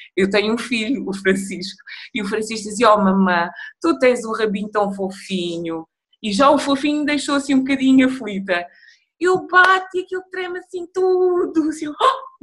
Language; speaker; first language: Portuguese; early bilingual, other home language; Upper Guinea Crioulo